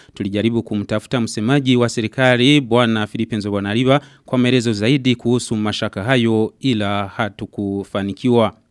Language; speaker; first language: Swahili; non-native, local second language; Rundi